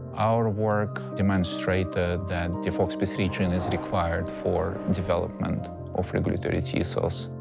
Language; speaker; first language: English; non-native, fluent; Russian